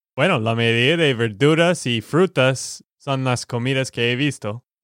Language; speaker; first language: Spanish; non-native, fluent; English